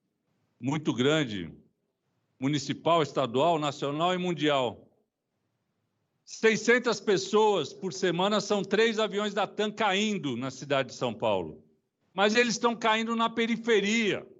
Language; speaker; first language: Portuguese; native; Portuguese